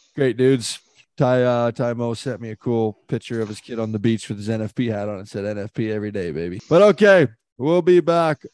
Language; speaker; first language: English; native; English